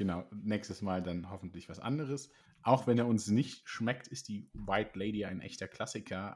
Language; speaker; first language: German; native; German